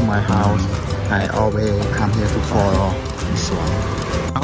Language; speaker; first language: English; non-native, learner; Khmer